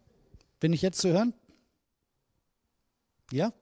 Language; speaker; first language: German; native; German